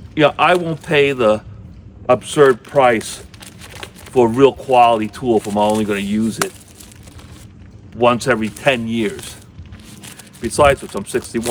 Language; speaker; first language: English; native; English